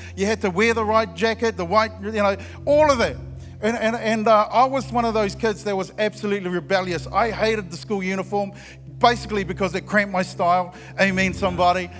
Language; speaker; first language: English; native; English